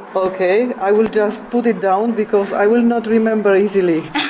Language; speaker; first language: English; non-native, fluent; Polish